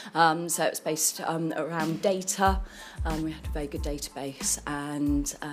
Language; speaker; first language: English; native; English